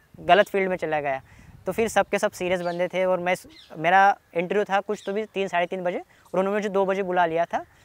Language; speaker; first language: Hindi; non-native, local second language; Marathi